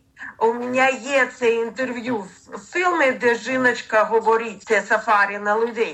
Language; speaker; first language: Ukrainian; non-native, learner; Russian